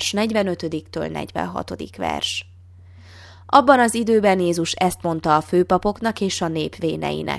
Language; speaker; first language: Hungarian; native; Hungarian